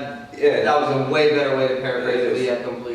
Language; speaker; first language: English; native; English